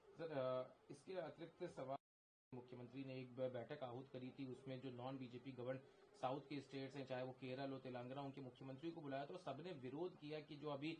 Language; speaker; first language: Hindi; native; Hindi